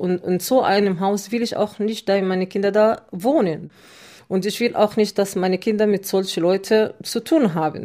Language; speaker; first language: German; non-native, fluent; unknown